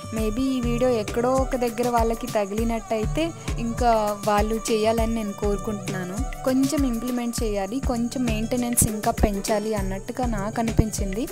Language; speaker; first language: Telugu; non-native, local second language; Lambadi